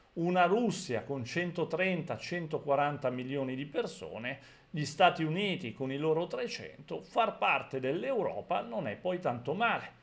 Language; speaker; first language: Italian; native; Italian